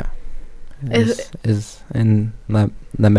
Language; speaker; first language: Spanish; early bilingual, other home language; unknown